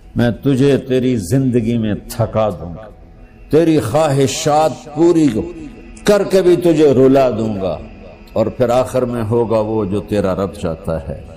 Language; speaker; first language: Urdu; non-native, local second language; Punjabi